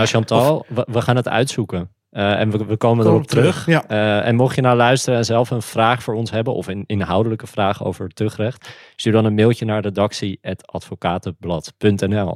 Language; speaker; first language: Dutch; native; Dutch